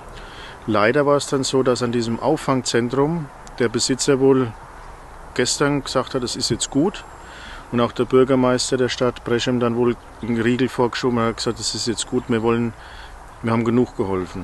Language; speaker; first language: German; native; German